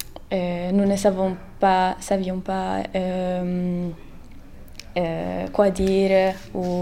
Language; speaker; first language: French; non-native, learner; Italian